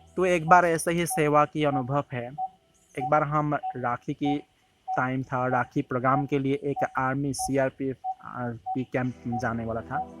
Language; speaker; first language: Hindi; non-native, local second language; Assamese